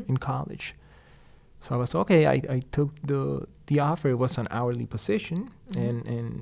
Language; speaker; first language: English; non-native, fluent; Spanish